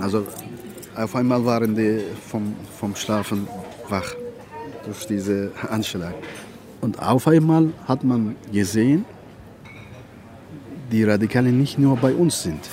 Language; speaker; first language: German; non-native, learner; Turkish